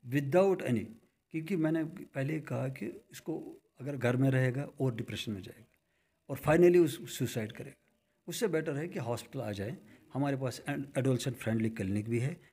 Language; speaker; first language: Hindi; non-native, local second language; Kashmiri